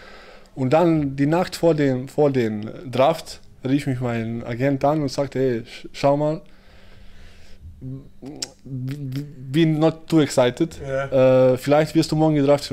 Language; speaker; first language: German; early bilingual, other home language; Bosnian